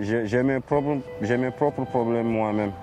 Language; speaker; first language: French; non-native, fluent; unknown